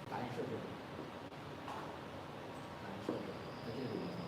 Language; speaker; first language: Chinese; native; Chinese